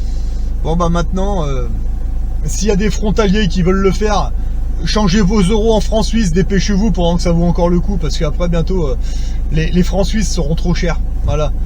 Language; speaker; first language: French; native; French